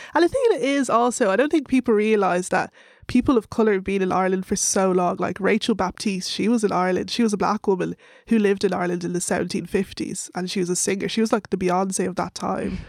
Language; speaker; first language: English; native; English